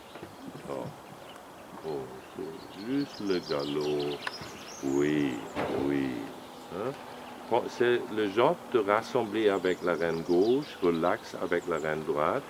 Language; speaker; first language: French; non-native, learner; German